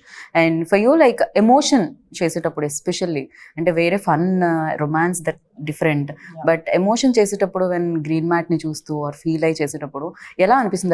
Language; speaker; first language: Telugu; native; Telugu